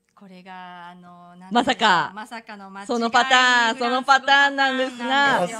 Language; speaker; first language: Japanese; native; Japanese